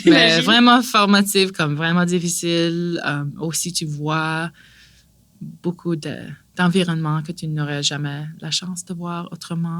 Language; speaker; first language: French; non-native, local second language; English